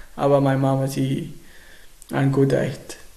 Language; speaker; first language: German; non-native, learner; Arabic